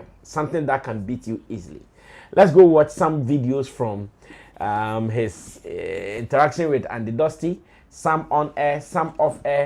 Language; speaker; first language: English; non-native, local second language; Akan